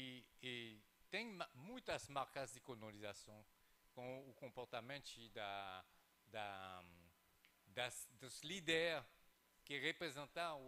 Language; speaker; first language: Portuguese; non-native, fluent; French